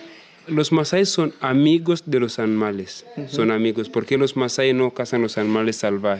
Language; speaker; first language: Spanish; non-native, learner; Masai